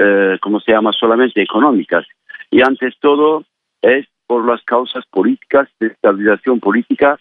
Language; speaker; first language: Spanish; non-native, fluent; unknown